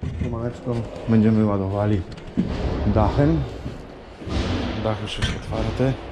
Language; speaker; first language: Polish; native; Polish